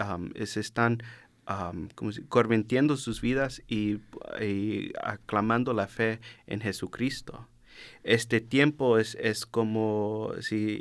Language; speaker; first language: Spanish; early bilingual, heritage; Spanish